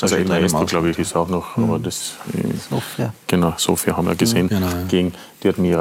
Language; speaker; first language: German; native; German